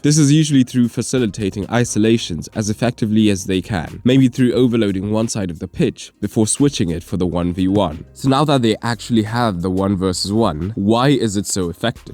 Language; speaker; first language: English; native; English